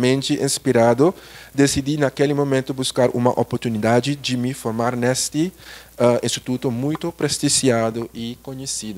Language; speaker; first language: Portuguese; non-native, learner; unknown